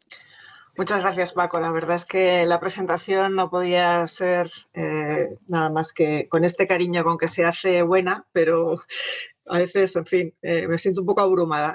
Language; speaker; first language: Spanish; native; Spanish